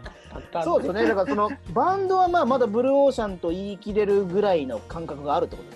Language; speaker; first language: Japanese; native; Japanese